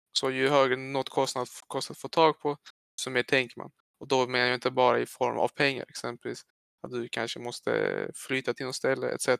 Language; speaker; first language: Swedish; early bilingual, other home language; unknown